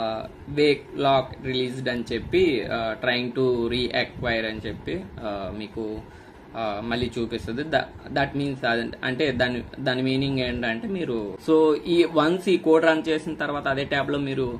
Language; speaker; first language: Telugu; native; Telugu